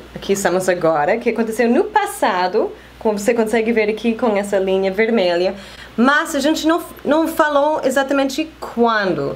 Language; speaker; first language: Portuguese; non-native, fluent; English